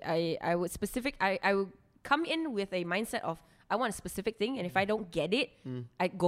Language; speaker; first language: English; non-native, local second language; Malay